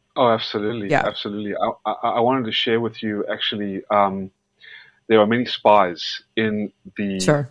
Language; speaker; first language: English; native; English